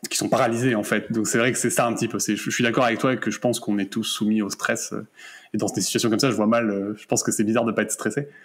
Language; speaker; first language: French; native; French